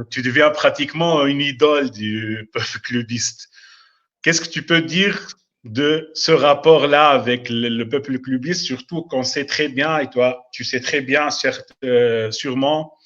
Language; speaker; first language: French; non-native, local second language; Arabic